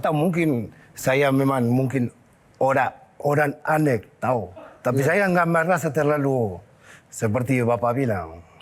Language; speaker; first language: Indonesian; non-native, fluent; Spanish